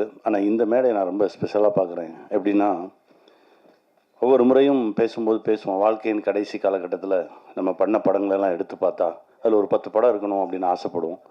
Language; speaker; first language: Tamil; native; Tamil